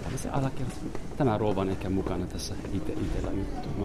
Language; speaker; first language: Finnish; non-native, fluent; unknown